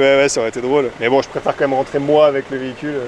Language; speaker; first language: French; native; French